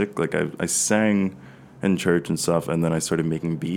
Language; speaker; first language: English; native; English